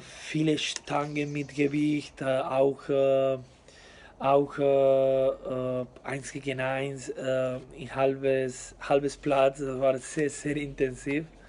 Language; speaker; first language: German; non-native, learner; Spanish